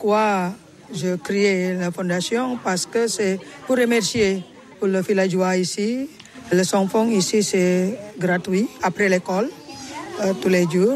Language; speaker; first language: French; non-native, learner; Indonesian